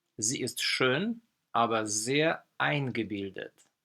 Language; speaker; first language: German; non-native, fluent; Polish